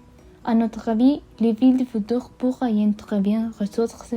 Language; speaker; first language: French; non-native, learner; Spanish